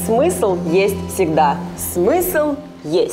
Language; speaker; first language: Russian; native; Russian